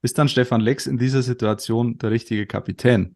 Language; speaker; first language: German; native; German